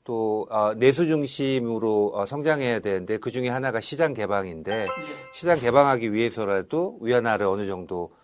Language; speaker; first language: Korean; native; Korean